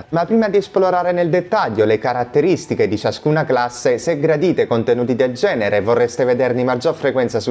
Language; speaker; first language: Italian; native; Italian